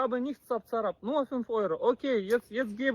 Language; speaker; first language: German; non-native, learner; Ukrainian